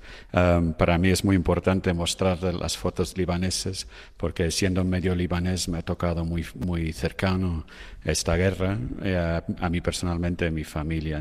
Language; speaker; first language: Spanish; non-native, fluent; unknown